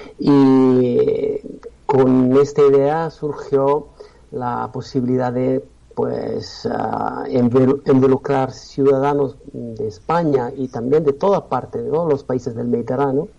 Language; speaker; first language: Spanish; non-native, fluent; Italian